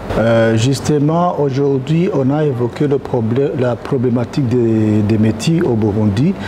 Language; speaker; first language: French; non-native, local second language; Rundi